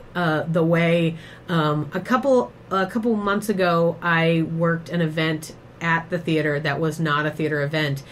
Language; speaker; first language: English; native; English